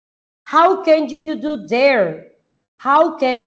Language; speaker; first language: English; non-native, fluent; Spanish